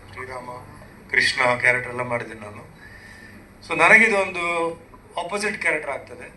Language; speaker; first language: Kannada; non-native, fluent; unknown